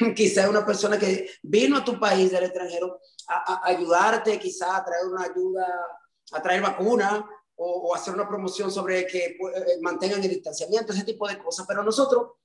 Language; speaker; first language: Spanish; native; Spanish